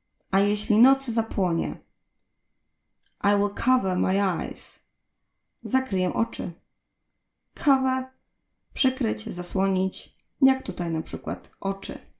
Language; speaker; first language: Polish; native; Polish